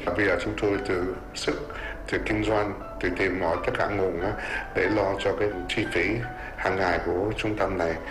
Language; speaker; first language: Vietnamese; early bilingual, heritage; Vietnamese